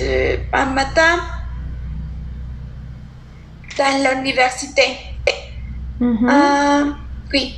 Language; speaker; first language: French; non-native, learner; Spanish